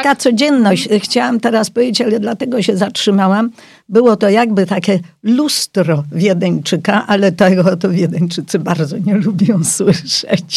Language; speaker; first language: Polish; early bilingual, heritage; Polish